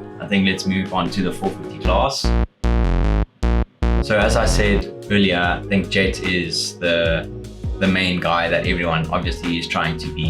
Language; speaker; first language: English; native; English